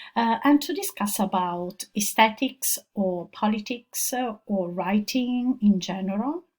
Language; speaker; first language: English; non-native, fluent; Italian